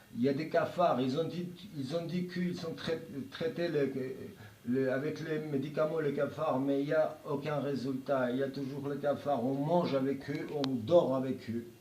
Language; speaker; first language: French; non-native, learner; Georgian